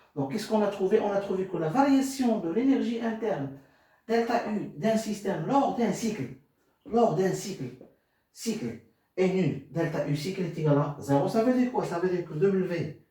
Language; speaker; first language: French; non-native, local second language; Arabic